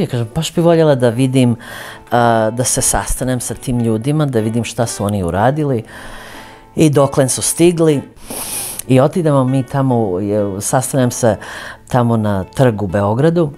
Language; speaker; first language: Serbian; early bilingual, other home language; Croatian